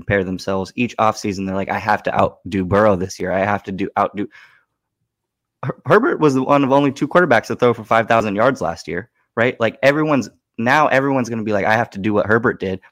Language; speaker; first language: English; native; English